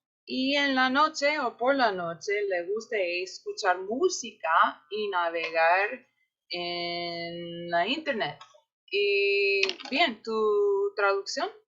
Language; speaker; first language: Spanish; non-native, fluent; English